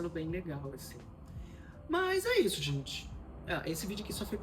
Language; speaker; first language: Portuguese; native; Portuguese